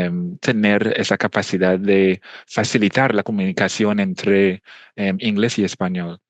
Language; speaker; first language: Spanish; non-native, fluent; English